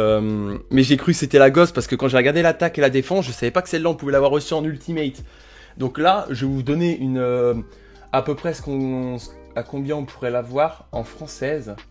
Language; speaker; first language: French; native; French